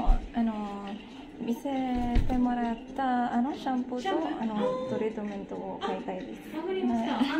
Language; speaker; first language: Japanese; non-native, learner; Filipino